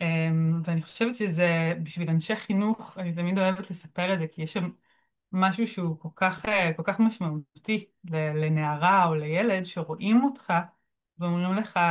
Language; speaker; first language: Hebrew; native; Hebrew